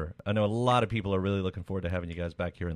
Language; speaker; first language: English; native; English